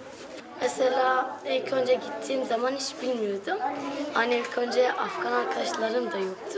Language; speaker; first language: Turkish; early bilingual, other home language; Persian